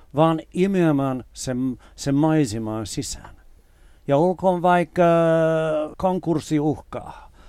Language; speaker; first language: Finnish; non-native, fluent; English